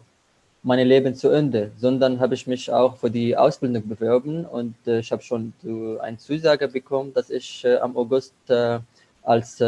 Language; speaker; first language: German; non-native, learner; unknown